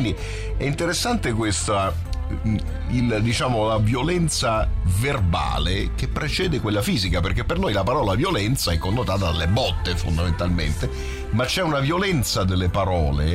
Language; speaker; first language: Italian; native; Italian